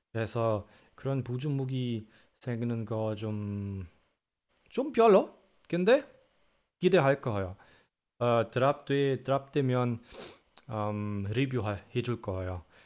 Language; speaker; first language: Korean; non-native, fluent; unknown